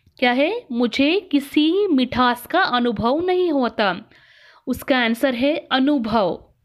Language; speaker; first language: Hindi; non-native, local second language; Kannada